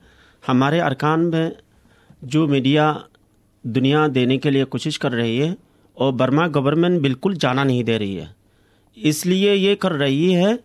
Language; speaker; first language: Hindi; non-native, fluent; Rohingya